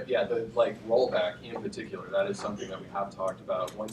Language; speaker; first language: English; native; English